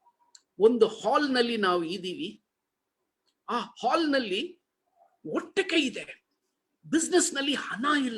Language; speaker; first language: Kannada; non-native, learner; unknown